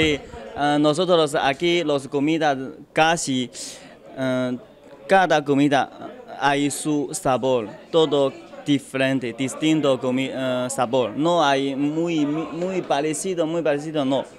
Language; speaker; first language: Spanish; non-native, learner; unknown